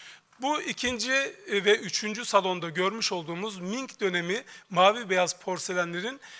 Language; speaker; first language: Turkish; native; Turkish